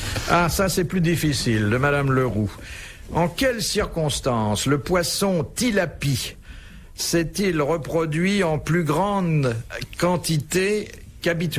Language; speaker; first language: French; native; French